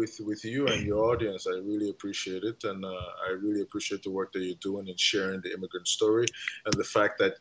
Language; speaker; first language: English; non-native, local second language; Igbo